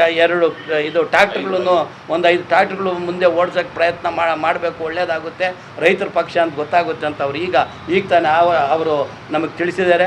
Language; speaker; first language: Kannada; native; Kannada